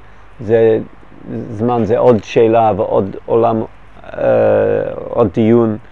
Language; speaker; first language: Hebrew; non-native, fluent; English